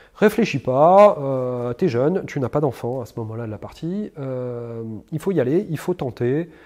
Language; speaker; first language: French; native; French